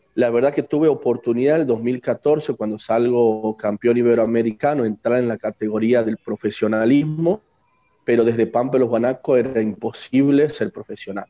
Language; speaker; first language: Spanish; native; Spanish